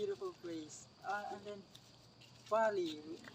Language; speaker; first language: English; non-native, learner; Indonesian